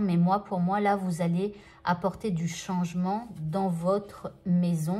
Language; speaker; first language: French; native; French